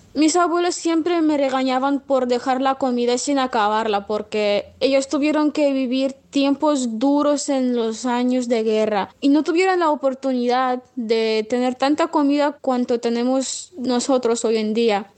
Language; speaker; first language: Spanish; non-native, fluent; Russian